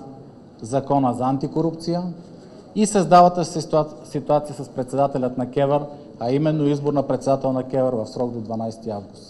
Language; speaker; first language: Bulgarian; native; Bulgarian